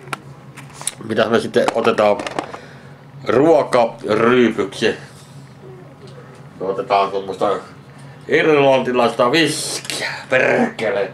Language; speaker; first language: Finnish; native; Finnish